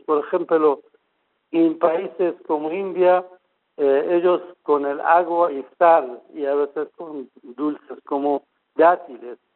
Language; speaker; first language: Spanish; non-native, fluent; Persian